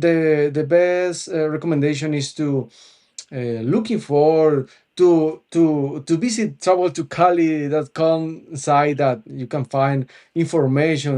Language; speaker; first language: English; non-native, local second language; Spanish